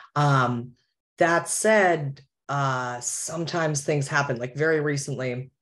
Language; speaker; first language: English; native; English